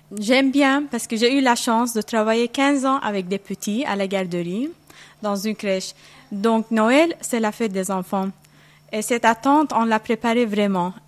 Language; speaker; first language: French; non-native, fluent; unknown